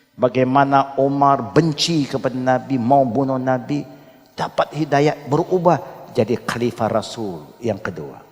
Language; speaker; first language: Malay; non-native, local second language; Chinese